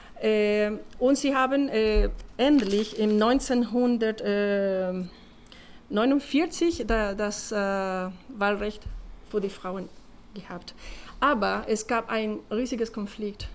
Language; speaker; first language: German; non-native, learner; Spanish